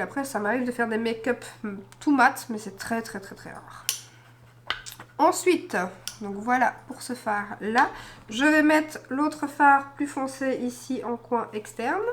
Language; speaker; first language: French; native; French